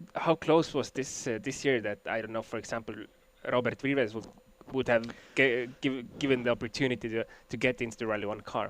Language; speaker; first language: English; non-native, fluent; Estonian